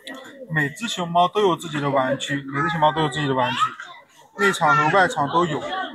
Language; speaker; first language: Chinese; native; Chinese